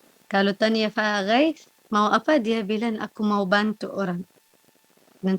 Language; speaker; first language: Indonesian; non-native, learner; Arabic